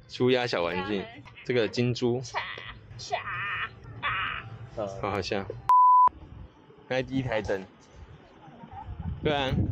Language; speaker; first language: Chinese; native; Chinese